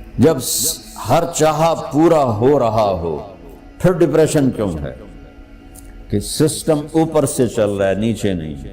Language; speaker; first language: Urdu; non-native, local second language; Punjabi